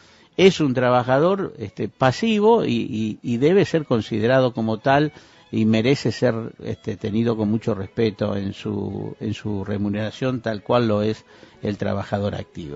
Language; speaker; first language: Spanish; native; Spanish